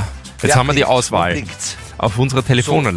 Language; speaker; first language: German; native; German